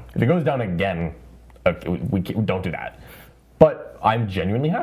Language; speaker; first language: English; native; English